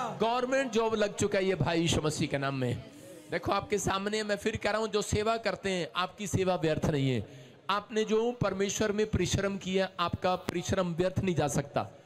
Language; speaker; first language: Hindi; non-native, local second language; Punjabi